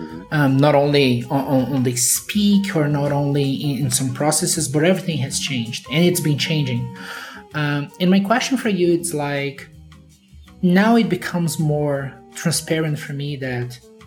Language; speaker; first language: English; non-native, fluent; Portuguese